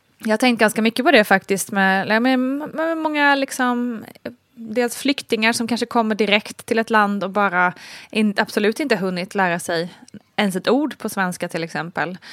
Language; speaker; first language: Swedish; native; Swedish